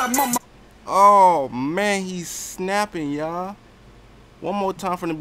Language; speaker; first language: English; native; English